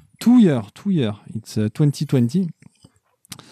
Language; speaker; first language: English; non-native, learner; French